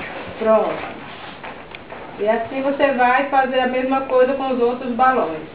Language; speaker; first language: Portuguese; native; Portuguese